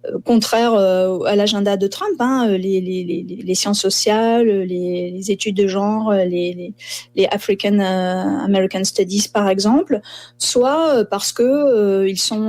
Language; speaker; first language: French; native; French